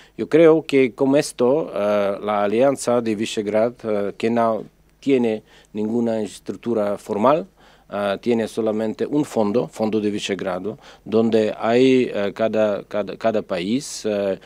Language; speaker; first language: Spanish; non-native, fluent; Czech